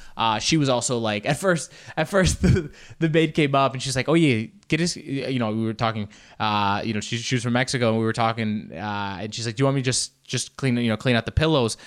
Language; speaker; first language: English; native; English